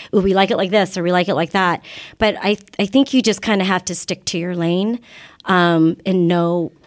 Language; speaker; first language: English; native; English